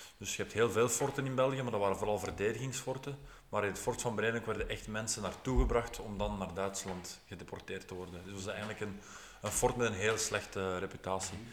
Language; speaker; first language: Dutch; native; Dutch